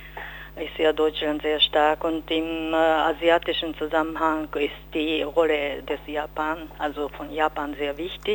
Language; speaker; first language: German; non-native, fluent; Japanese